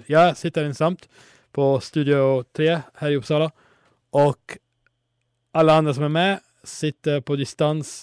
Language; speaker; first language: Swedish; non-native, learner; Italian